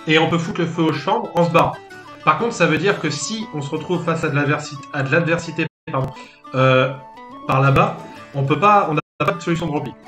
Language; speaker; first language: French; native; French